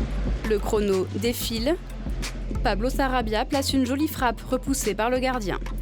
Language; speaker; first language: French; native; French